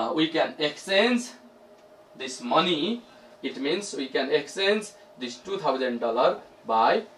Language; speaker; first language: English; non-native, local second language; Nepali